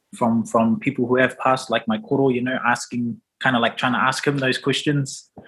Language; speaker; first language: English; native; English